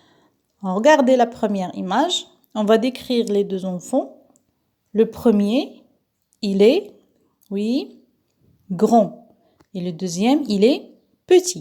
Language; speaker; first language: French; non-native, local second language; Arabic